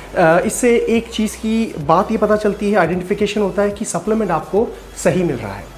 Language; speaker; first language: Hindi; native; Hindi